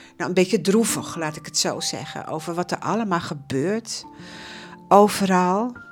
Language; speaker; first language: Dutch; native; Dutch